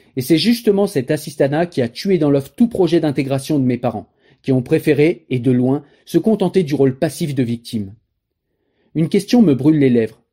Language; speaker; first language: French; native; French